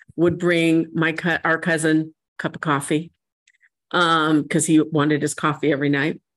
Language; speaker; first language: English; native; English